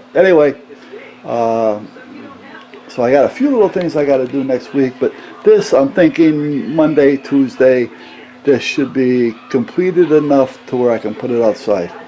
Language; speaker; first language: English; native; English